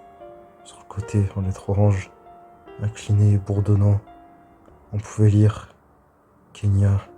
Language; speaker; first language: French; native; French